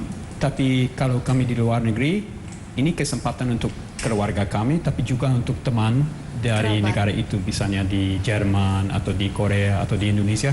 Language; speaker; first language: Indonesian; non-native, fluent; English